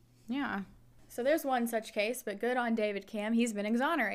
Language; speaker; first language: English; native; English